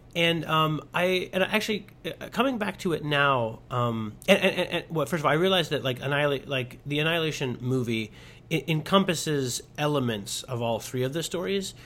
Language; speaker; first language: English; native; English